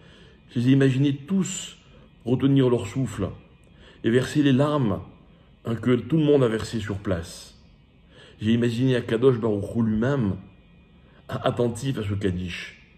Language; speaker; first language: French; native; French